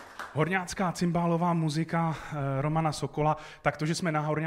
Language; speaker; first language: Czech; native; Czech